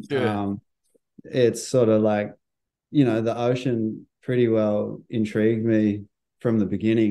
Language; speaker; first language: English; native; English